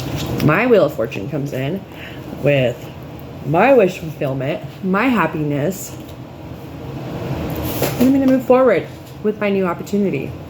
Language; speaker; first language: English; native; English